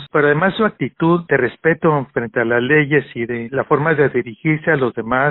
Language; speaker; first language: Spanish; native; Spanish